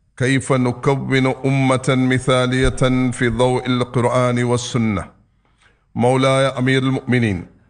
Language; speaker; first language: Arabic; non-native, fluent; Tamil